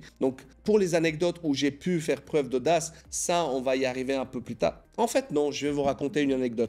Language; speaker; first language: French; native; French